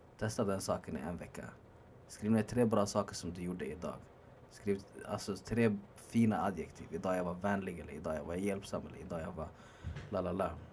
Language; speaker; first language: Swedish; early bilingual, other home language; Arabic